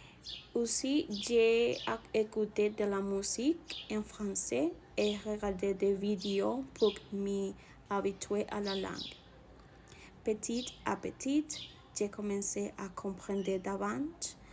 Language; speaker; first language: French; non-native, learner; Spanish